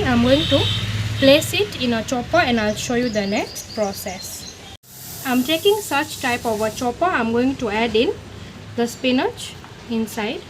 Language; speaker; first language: English; non-native, local second language; Gujarati